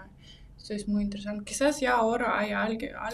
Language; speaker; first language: Spanish; non-native, fluent; Russian